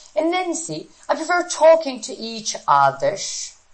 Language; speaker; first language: English; non-native, fluent; Turkish